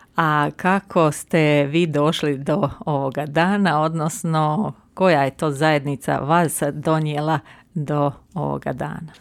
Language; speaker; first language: Croatian; native; Croatian